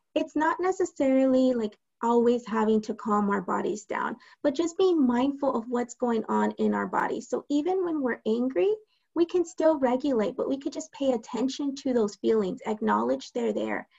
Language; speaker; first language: English; native; English